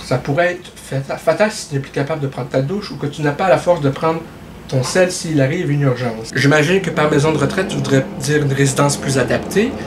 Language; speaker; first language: French; native; French